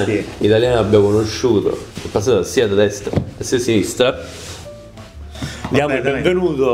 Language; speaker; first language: Italian; native; Italian